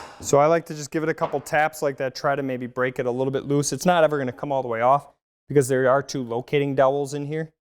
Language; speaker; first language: English; native; English